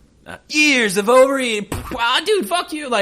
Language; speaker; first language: English; native; English